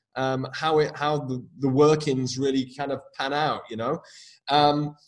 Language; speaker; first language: English; native; English